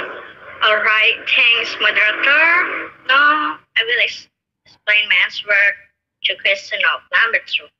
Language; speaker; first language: English; non-native, learner; Indonesian